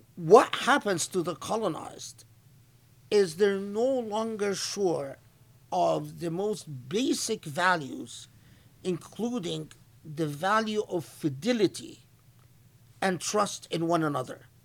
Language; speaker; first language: English; non-native, fluent; Arabic